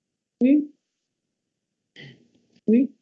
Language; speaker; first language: French; non-native, learner; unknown